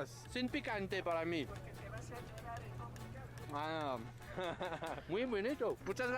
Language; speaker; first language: Spanish; non-native, learner; French